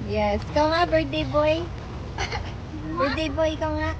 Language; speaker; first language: Filipino; native; Filipino